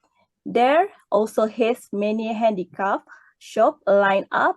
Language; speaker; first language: English; non-native, learner; Malay